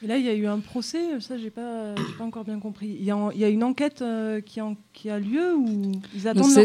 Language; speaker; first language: French; native; French